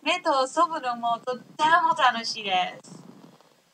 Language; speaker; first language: Japanese; non-native, learner; English